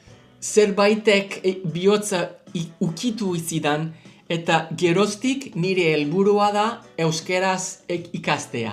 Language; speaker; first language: Basque; non-native, learner; English